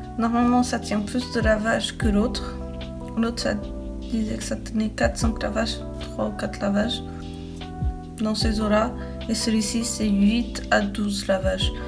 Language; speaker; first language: French; early bilingual, other home language; Portuguese